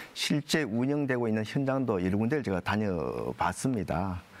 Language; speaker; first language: Korean; native; Korean